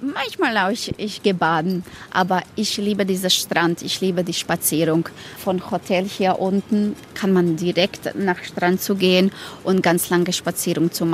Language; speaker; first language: German; non-native, learner; Croatian